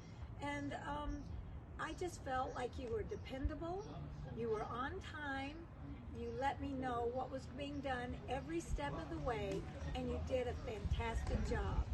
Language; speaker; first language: English; native; English